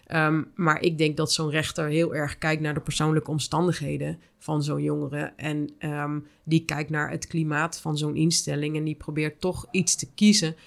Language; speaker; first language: Dutch; native; Dutch